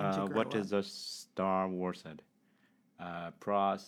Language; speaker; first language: English; non-native, learner; Chinese